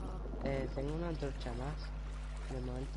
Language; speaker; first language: Spanish; native; Spanish